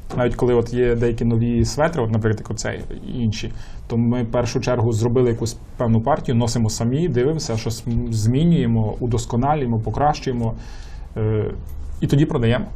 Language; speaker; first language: Ukrainian; native; Ukrainian